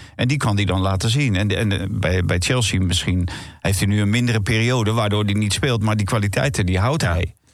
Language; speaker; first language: Dutch; native; Dutch